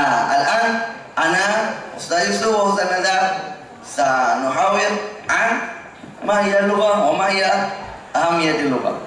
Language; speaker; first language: Arabic; non-native, fluent; Indonesian